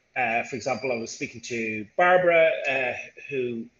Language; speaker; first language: English; native; English